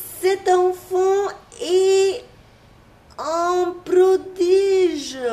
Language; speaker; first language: French; non-native, fluent; Spanish